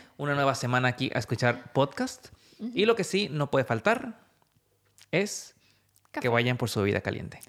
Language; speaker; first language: Spanish; native; Spanish